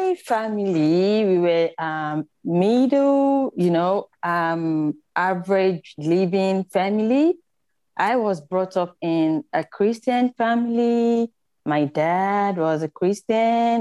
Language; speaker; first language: English; non-native, local second language; Yoruba